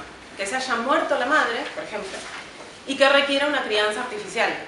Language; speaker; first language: Spanish; native; Spanish